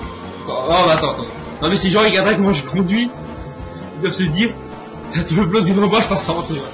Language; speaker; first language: French; native; French